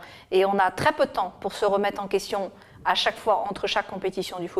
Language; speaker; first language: French; native; French